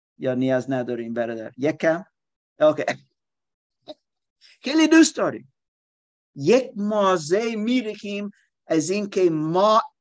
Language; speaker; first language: Persian; non-native, learner; German